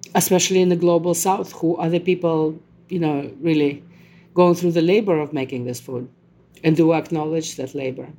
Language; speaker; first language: English; non-native, fluent; Russian